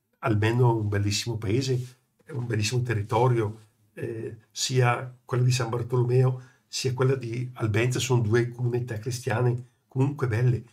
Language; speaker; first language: Italian; native; Italian